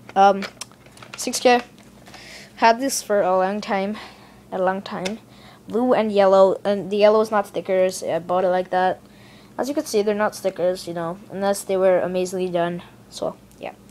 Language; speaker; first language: English; native; English